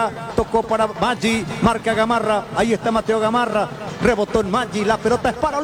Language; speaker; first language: Spanish; native; Spanish